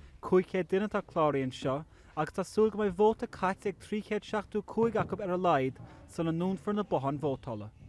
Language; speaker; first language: Irish; native; Irish